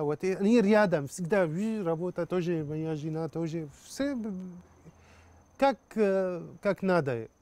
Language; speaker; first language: Russian; non-native, learner; Arabic